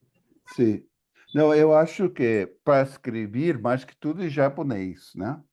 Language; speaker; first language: Portuguese; non-native, fluent; English